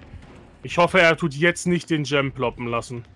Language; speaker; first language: German; native; German